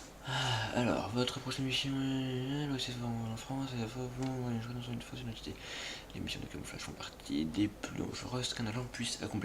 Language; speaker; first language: French; native; French